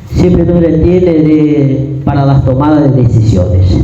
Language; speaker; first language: Spanish; native; Spanish